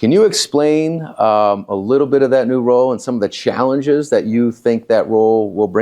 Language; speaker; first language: English; native; English